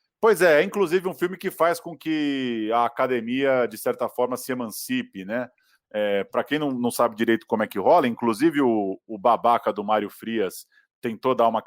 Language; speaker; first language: Portuguese; native; Portuguese